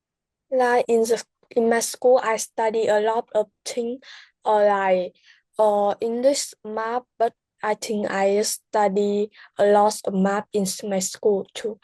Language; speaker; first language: English; non-native, learner; Vietnamese